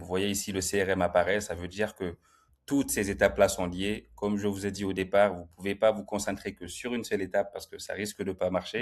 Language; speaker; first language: French; native; French